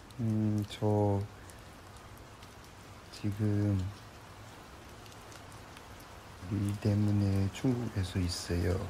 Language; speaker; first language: Korean; non-native, learner; Chinese